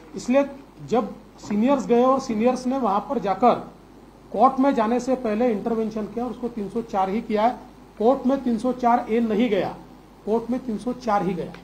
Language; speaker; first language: Hindi; non-native, local second language; Marathi